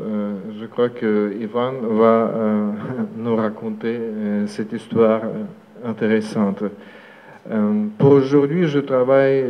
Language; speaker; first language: French; non-native, fluent; Russian